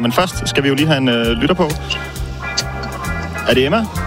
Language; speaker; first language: Danish; native; Danish